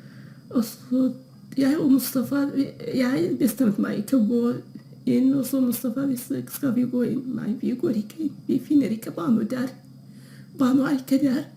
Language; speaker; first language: Norwegian; non-native, learner; Kurdish